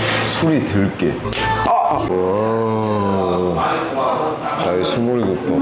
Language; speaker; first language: Korean; native; Korean